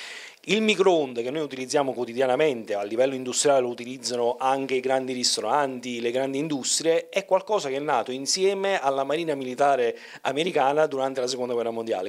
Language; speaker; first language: Italian; native; Italian